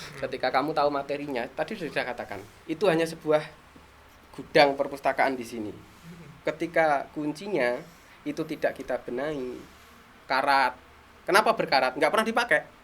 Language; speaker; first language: Indonesian; non-native, local second language; Javanese